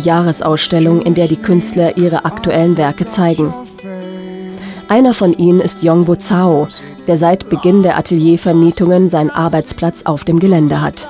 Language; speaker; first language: German; native; German